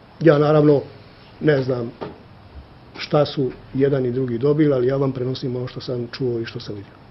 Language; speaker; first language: Bosnian; native; Bosnian